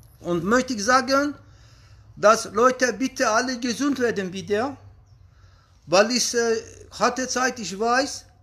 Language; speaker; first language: German; non-native, learner; Arabic